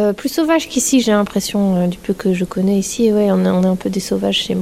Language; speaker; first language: French; native; French